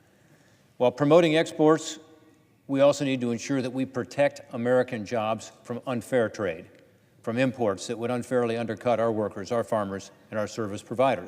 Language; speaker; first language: English; native; English